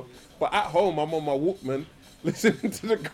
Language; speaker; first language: English; native; English